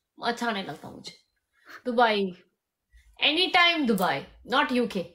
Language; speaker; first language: Hindi; non-native, learner; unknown